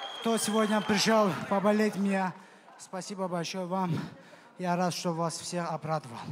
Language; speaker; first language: Russian; non-native, local second language; Azerbaijani